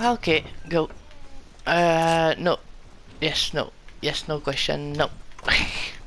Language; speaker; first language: English; non-native, learner; French